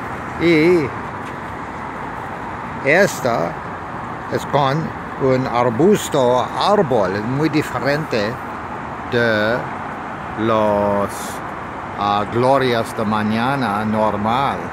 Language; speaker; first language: Spanish; non-native, learner; English